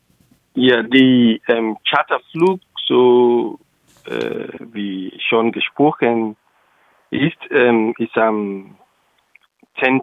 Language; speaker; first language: German; non-native, local second language; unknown